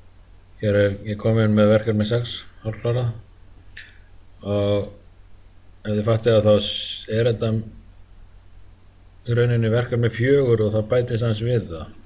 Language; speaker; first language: Icelandic; native; Icelandic